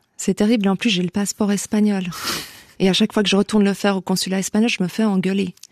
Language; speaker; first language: French; native; French